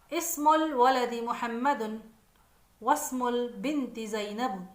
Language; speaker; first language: Arabic; non-native, fluent; Urdu